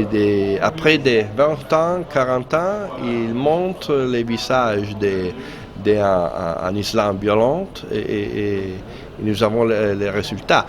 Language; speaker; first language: French; non-native, fluent; Italian